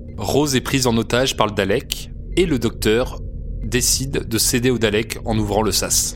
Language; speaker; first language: French; native; French